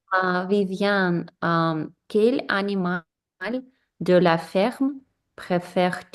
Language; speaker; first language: French; non-native, learner; English